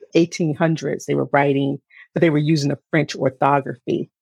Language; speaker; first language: English; native; English